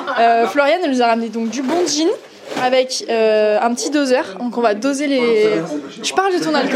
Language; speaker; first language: French; native; French